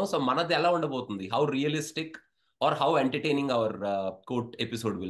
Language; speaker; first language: Telugu; native; Telugu